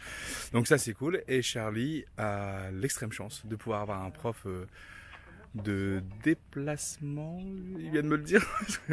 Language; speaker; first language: French; native; French